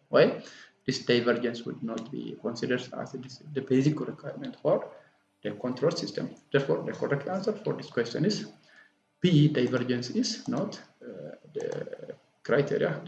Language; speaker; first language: English; non-native, local second language; Amharic